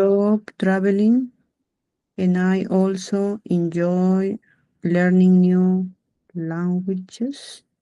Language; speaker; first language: English; non-native, learner; Spanish